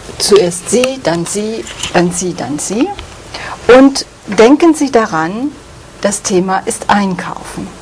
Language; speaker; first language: German; native; German